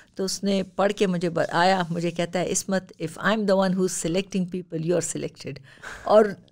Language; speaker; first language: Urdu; non-native, local second language; Pashto